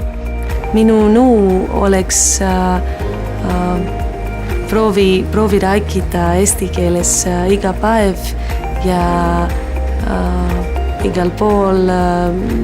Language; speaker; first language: Estonian; non-native, learner; Greek